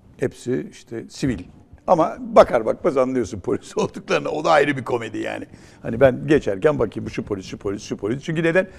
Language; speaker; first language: Turkish; native; Turkish